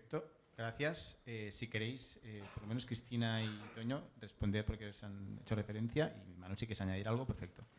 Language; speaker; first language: Spanish; native; Spanish